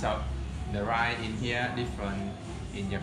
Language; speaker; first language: English; non-native, learner; Vietnamese